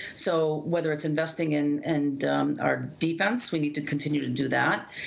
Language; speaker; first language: English; native; English